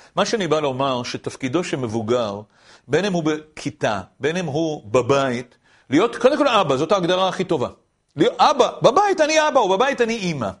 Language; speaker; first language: Hebrew; native; Hebrew